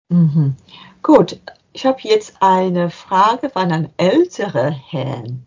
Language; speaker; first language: German; non-native, learner; English